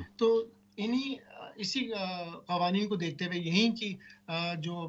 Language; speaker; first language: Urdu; early bilingual, other home language; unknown